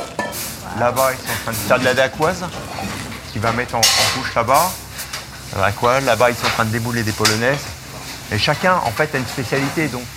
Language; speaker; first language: French; native; French